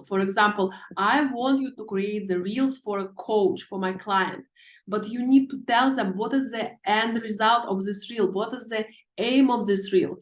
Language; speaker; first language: English; non-native, fluent; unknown